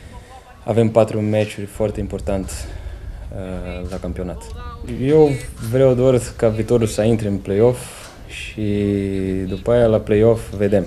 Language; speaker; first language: Romanian; non-native, fluent; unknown